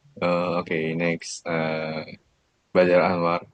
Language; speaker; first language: English; non-native, learner; Indonesian